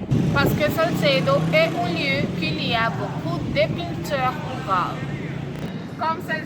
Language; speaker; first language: French; non-native, learner; Spanish